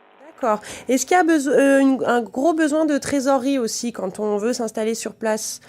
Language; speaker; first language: French; native; French